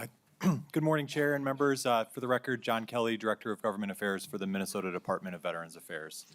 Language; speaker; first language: English; native; English